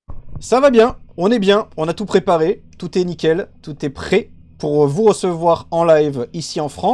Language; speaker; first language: French; native; French